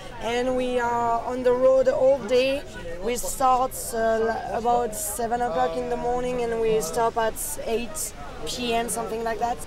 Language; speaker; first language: English; non-native, learner; French